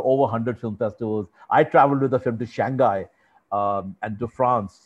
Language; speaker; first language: English; non-native, local second language; Hindi